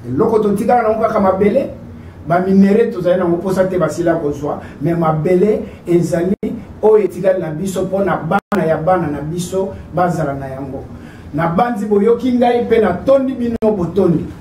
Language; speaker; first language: Lingala; non-native, local second language; Kituba (Democratic Republic of Congo)